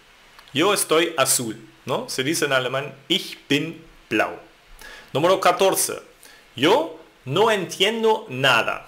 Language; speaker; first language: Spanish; non-native, fluent; German